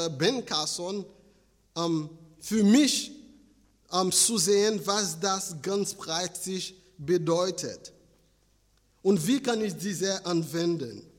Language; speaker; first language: German; non-native, fluent; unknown